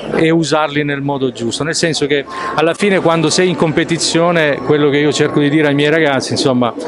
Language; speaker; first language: Italian; native; Italian